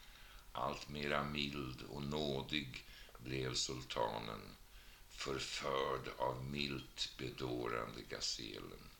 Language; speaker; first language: Swedish; native; Swedish